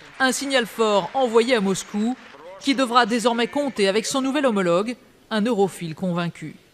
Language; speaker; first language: French; native; French